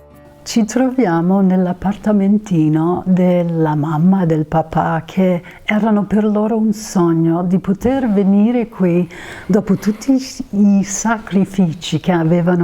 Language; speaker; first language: Italian; early bilingual, heritage; Italian